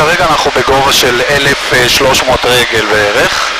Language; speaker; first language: Hebrew; native; Hebrew